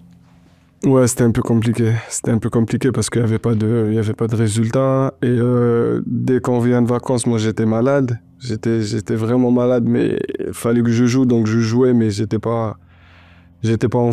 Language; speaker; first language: French; non-native, local second language; Arabic